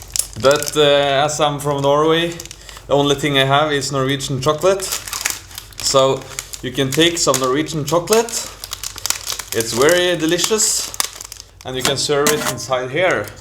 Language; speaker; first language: English; non-native, fluent; Norwegian